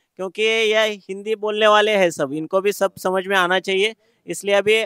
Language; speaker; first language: Hindi; non-native, local second language; Marathi